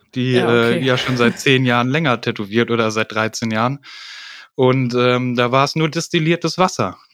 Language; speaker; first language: German; native; German